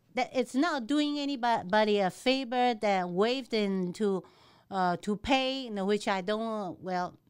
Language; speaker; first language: English; non-native, fluent; Chinese